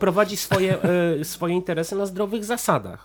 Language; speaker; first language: Polish; native; Polish